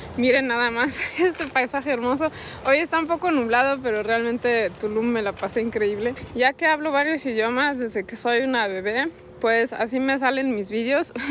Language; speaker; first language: Spanish; early bilingual, heritage; Spanish